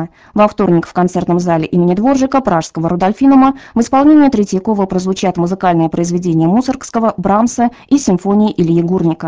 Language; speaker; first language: Russian; native; Russian